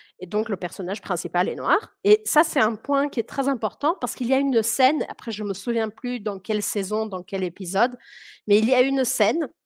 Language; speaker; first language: French; early bilingual, heritage; French